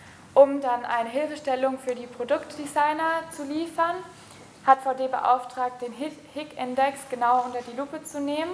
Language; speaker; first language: German; native; German